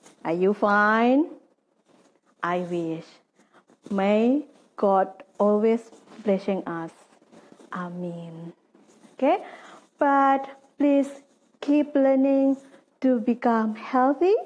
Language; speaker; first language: English; non-native, fluent; Indonesian